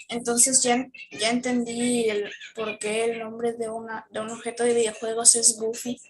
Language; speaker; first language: Spanish; native; Spanish